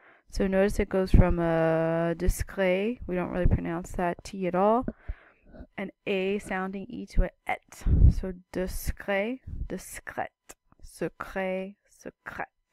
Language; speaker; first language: English; native; English